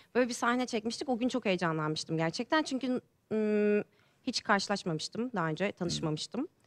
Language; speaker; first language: Turkish; native; Turkish